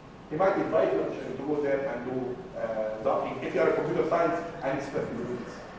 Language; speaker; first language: English; non-native, fluent; Arabic